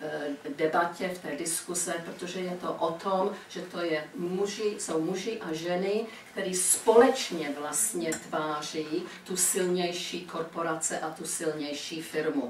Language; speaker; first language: Czech; early bilingual, heritage; Czech